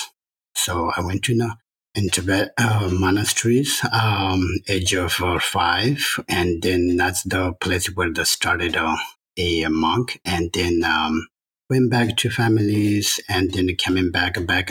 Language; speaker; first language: English; non-native, learner; Chinese